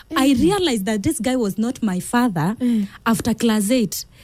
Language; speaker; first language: English; non-native, local second language; Kamba